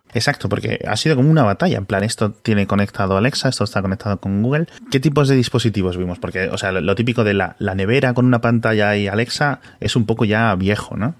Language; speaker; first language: Spanish; native; Spanish